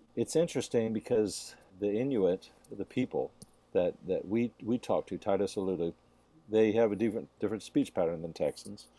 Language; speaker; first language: English; native; English